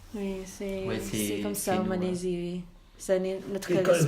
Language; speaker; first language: French; non-native, learner; Malay